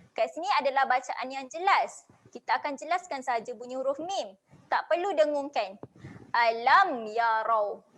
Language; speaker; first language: Malay; native; Malay